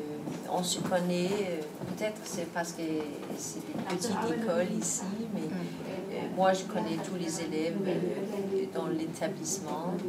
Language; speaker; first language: French; non-native, fluent; Danish